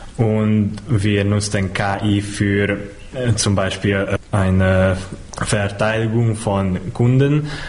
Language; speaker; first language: German; non-native, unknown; Hungarian